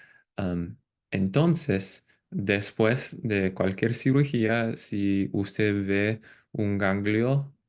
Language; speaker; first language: Spanish; non-native, fluent; English